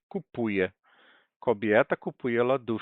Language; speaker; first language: Polish; non-native, fluent; Portuguese